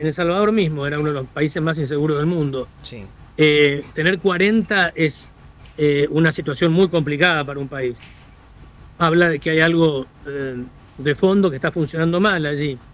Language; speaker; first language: Spanish; native; Spanish